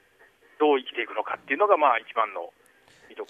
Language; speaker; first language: Japanese; native; Japanese